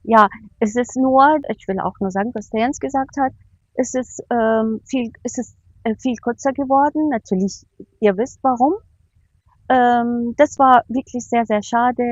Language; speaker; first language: German; non-native, fluent; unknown